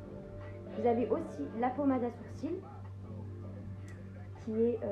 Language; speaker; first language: French; native; French